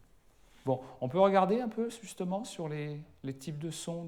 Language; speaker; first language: French; native; French